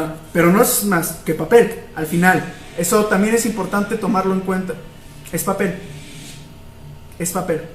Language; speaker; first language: Spanish; native; Spanish